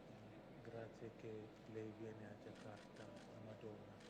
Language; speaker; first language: Italian; non-native, fluent; Indonesian